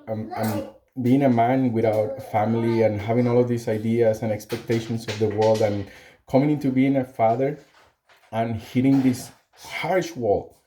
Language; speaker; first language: English; non-native, fluent; Spanish